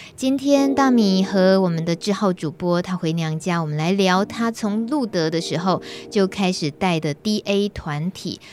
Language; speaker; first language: Chinese; native; Chinese